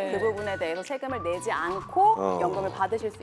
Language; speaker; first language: Korean; native; Korean